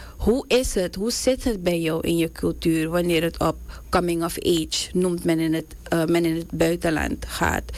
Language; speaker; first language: Dutch; native; Dutch